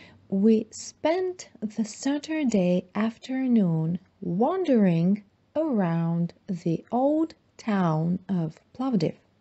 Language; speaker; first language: English; non-native, fluent; Bulgarian